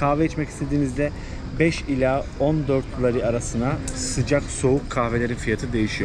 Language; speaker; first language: Turkish; native; Turkish